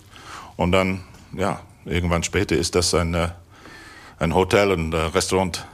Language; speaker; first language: German; non-native, fluent; English